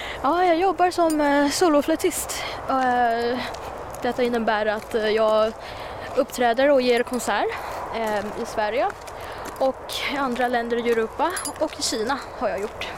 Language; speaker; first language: Swedish; non-native, fluent; Chinese